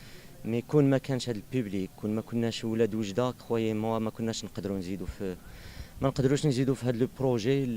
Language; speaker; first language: Arabic; native; Arabic